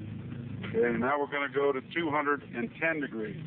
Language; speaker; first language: English; native; English